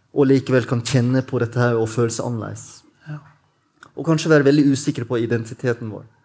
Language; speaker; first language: Norwegian; native; Norwegian